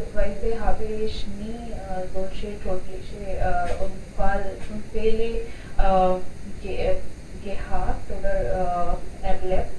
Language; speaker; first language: German; non-native, learner; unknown